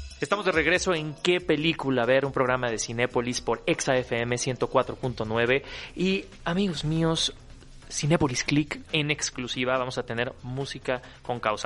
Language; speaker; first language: Spanish; native; Spanish